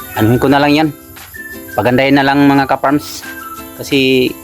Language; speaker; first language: Filipino; non-native, fluent; Cebuano